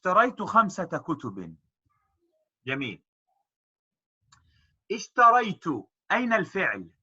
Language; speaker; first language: Arabic; non-native, fluent; English